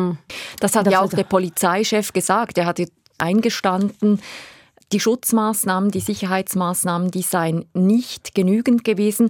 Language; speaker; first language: German; native; German